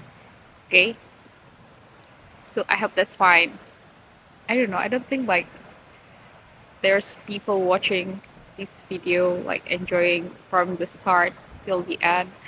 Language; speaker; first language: English; non-native, learner; Indonesian